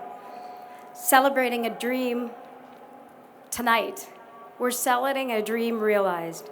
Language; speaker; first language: English; native; English